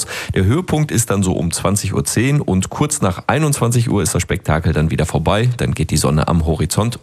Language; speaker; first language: German; native; German